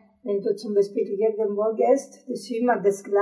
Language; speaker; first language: German; non-native, fluent; Italian